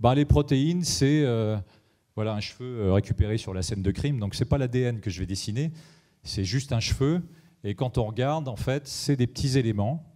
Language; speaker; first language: French; native; French